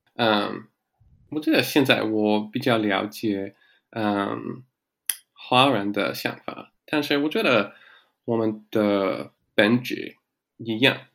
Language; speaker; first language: Chinese; non-native, learner; English